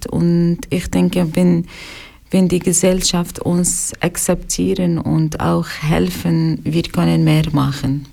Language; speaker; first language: German; non-native, learner; Arabic